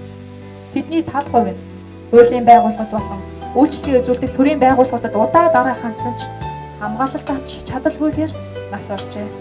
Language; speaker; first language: Mongolian; native; Mongolian